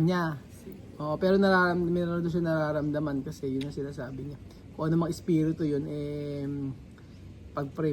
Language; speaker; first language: Filipino; native; Filipino